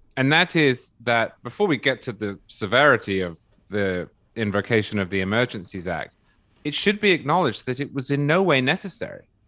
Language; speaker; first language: English; native; English